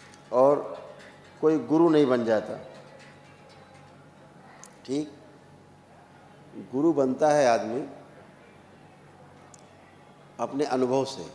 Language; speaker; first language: Hindi; native; Hindi